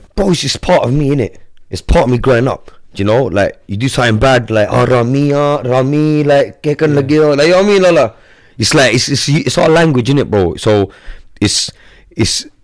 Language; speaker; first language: English; native; English